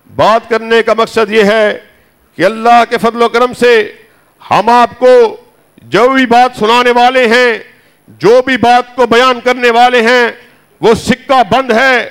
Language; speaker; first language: Urdu; native; Urdu